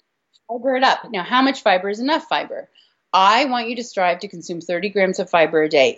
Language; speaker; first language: English; native; English